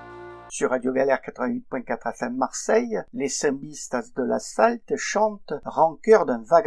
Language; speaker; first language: French; native; French